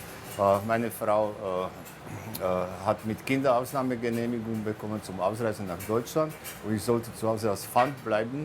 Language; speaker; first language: German; non-native, fluent; Slovak